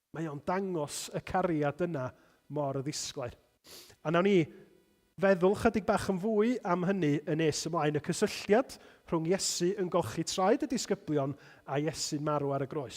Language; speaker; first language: Welsh; native; Welsh